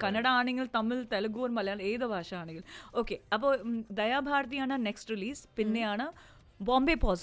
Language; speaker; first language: Malayalam; non-native, local second language; Hindi